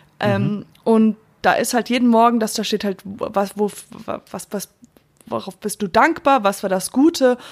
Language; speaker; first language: German; non-native, fluent; English